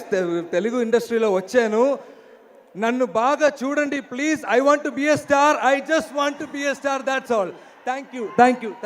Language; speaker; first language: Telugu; non-native, learner; Malayalam